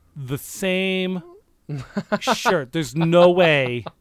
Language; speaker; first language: English; early bilingual, other home language; Slovenian